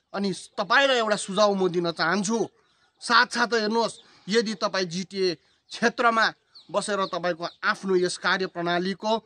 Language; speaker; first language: Nepali; native; Nepali